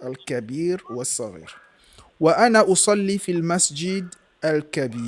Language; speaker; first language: Arabic; non-native, fluent; French